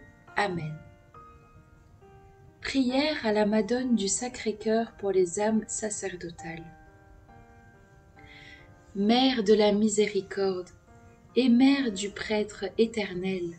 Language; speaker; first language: French; native; French